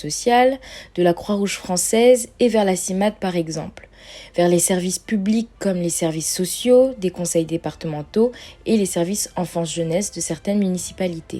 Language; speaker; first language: French; native; French